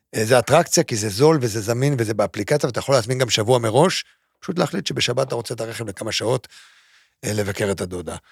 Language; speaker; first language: Hebrew; native; Hebrew